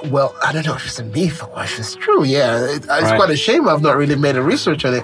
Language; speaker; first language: English; non-native, local second language; Yoruba